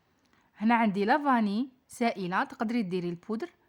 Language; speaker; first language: Arabic; native; Arabic